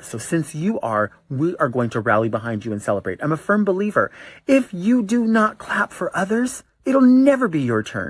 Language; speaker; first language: English; native; English